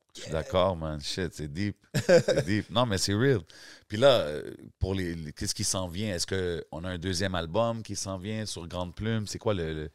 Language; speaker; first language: French; native; French